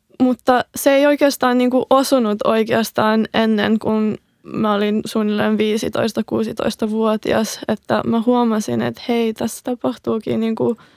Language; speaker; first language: Finnish; early bilingual, other home language; Serbian